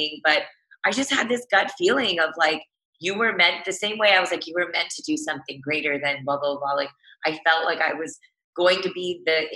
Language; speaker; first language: English; native; English